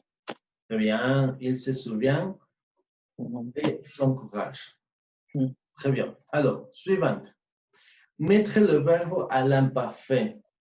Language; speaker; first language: French; non-native, fluent; Spanish